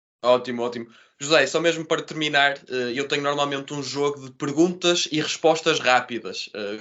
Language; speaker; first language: Portuguese; native; Portuguese